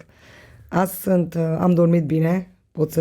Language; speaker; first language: Romanian; non-native, local second language; Hungarian